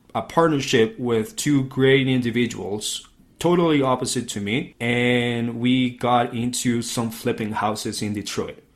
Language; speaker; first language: English; early bilingual, other home language; Spanish